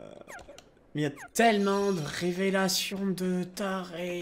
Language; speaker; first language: French; native; French